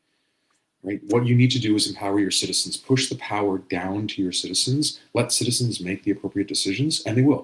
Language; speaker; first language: English; native; English